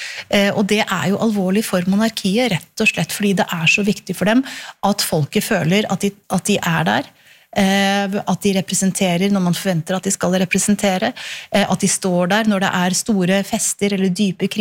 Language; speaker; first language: Norwegian; native; Norwegian